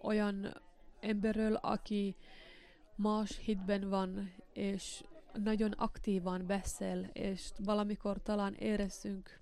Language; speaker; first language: Hungarian; non-native, learner; Finnish